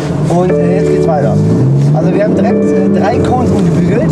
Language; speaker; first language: German; native; German